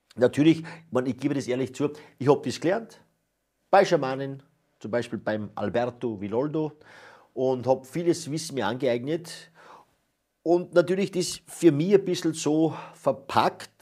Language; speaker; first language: German; native; German